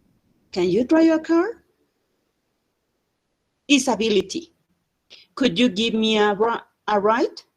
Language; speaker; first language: English; non-native, fluent; Spanish